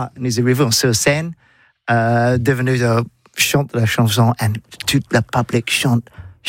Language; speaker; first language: French; non-native, learner; English